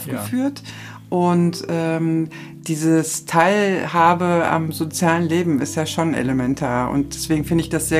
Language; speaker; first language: German; native; German